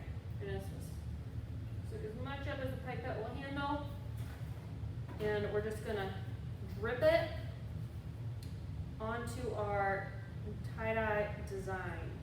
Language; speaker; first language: English; native; English